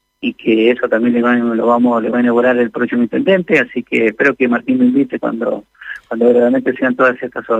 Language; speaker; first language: Spanish; native; Spanish